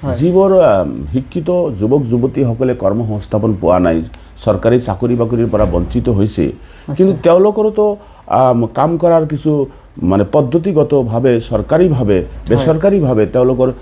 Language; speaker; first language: Assamese; non-native, local second language; Bangla